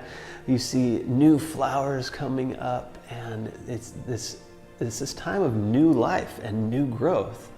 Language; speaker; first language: English; native; English